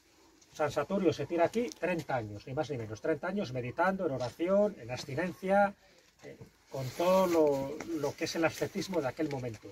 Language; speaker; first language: Spanish; native; Spanish